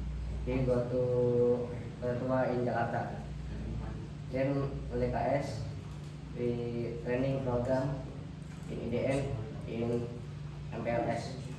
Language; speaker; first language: English; non-native, learner; Indonesian